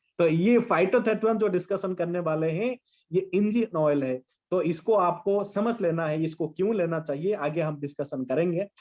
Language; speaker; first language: Hindi; non-native, local second language; Bangla